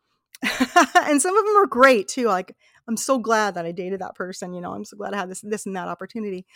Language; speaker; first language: English; native; English